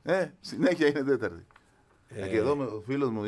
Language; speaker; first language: Greek; non-native, fluent; Spanish